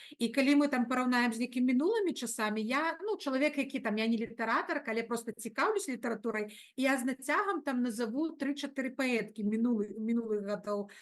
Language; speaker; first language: Belarusian; non-native, local second language; Russian